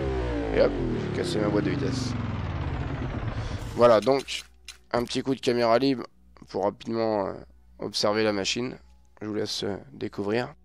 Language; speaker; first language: French; native; French